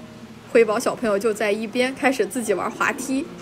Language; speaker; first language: Chinese; native; Chinese